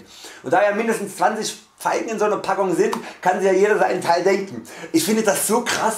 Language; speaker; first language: German; native; German